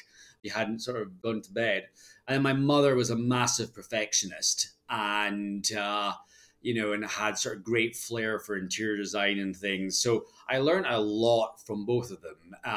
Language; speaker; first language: English; native; English